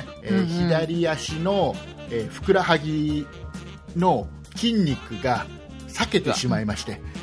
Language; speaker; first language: Japanese; native; Japanese